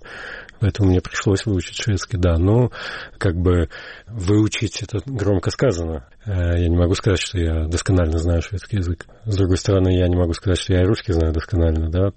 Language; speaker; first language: Russian; native; Russian